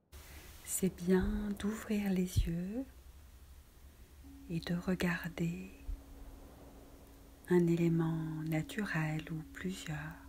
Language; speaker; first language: French; native; French